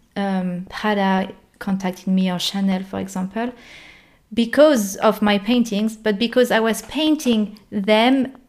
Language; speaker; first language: English; non-native, fluent; French